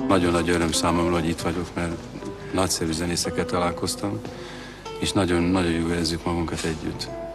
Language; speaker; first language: Hungarian; native; Hungarian